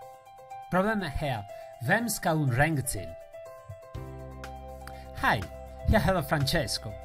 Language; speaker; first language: Swedish; non-native, local second language; Italian